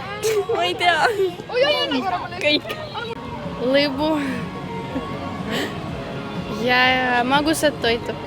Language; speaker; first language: Estonian; non-native, local second language; Russian